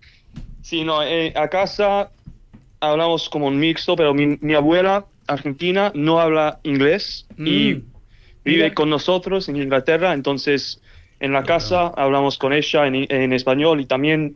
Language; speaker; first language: Spanish; early bilingual, heritage; English